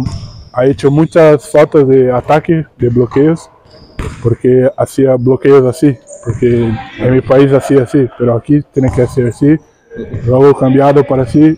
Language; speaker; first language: Spanish; non-native, learner; Portuguese